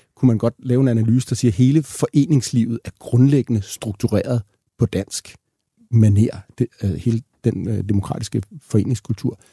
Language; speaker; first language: Danish; native; Danish